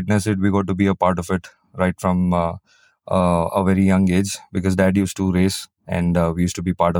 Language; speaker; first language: English; non-native, local second language; Kannada